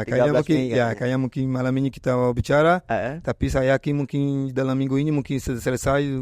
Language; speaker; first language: Indonesian; non-native, fluent; Portuguese